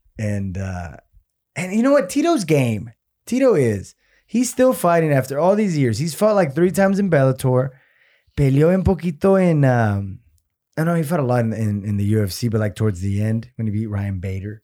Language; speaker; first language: English; early bilingual, other home language; Spanish